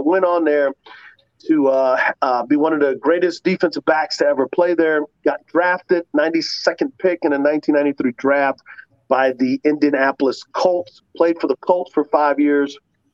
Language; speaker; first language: English; native; English